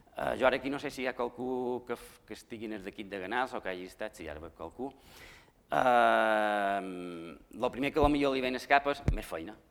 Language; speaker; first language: Catalan; native; Catalan